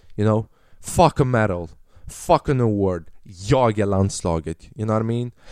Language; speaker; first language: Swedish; early bilingual, other home language; Albanian